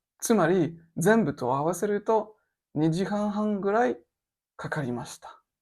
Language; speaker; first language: Japanese; non-native, learner; French